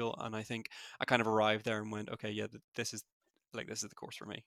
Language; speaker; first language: English; native; English